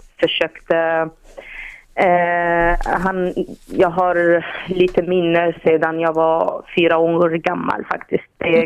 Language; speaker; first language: Swedish; non-native, fluent; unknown